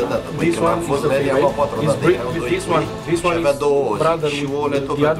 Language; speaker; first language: English; non-native, fluent; Romanian